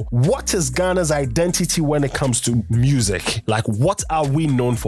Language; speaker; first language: English; non-native, local second language; Akan